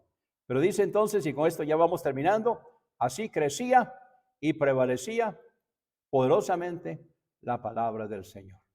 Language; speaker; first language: Spanish; native; Spanish